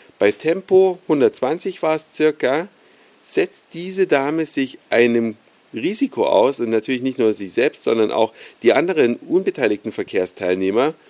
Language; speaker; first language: German; native; German